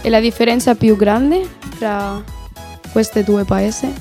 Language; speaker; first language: Italian; non-native, learner; Spanish